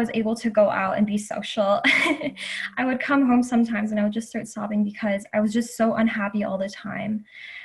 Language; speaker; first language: English; native; English